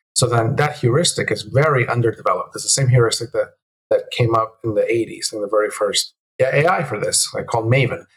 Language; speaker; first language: English; early bilingual, other home language; Spanish